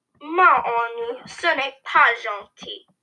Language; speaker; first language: French; non-native, learner; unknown